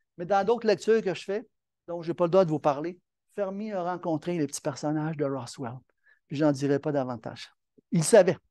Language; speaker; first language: French; native; French